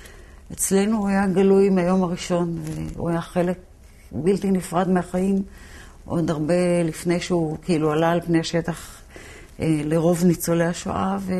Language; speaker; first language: Hebrew; early bilingual, other home language; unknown